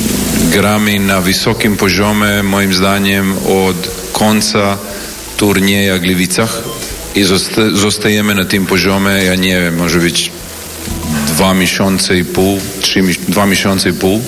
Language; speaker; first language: Polish; non-native, learner; Serbian